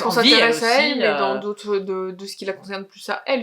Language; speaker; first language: French; native; French